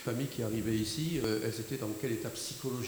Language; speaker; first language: French; native; French